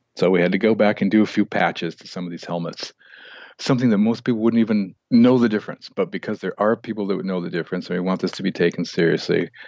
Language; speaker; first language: English; native; English